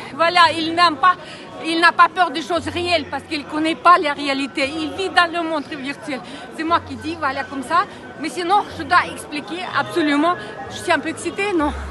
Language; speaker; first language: French; non-native, fluent; Russian